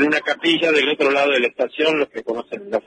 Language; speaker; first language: Spanish; native; Spanish